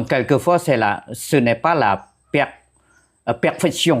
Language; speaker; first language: French; non-native, fluent; Khmer